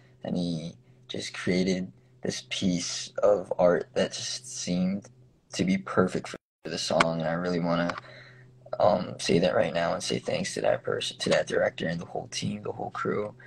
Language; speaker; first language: English; early bilingual, other home language; Korean